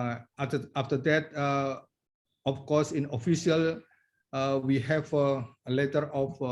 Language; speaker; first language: English; non-native, learner; Indonesian